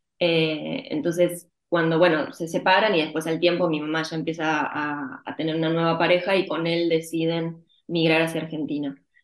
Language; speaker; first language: Spanish; early bilingual, other home language; Ukrainian